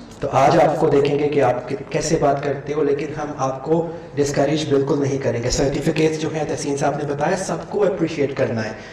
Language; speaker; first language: Urdu; non-native, local second language; Punjabi